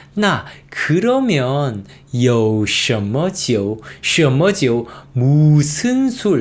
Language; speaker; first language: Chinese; non-native, fluent; Korean